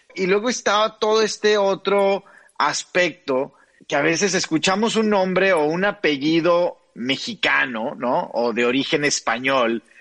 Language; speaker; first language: Spanish; native; Spanish